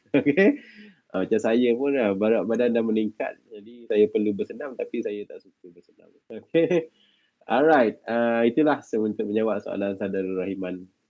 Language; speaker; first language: Malay; native; Malay